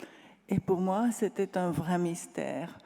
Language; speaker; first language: French; non-native, fluent; Hungarian